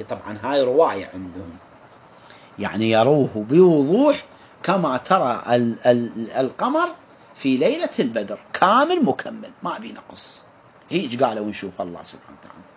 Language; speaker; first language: Arabic; native; Arabic